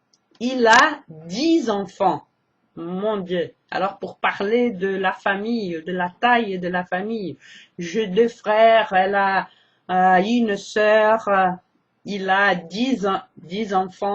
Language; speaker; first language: French; non-native, fluent; Portuguese